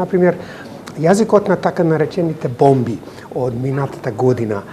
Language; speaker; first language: Macedonian; non-native, fluent; English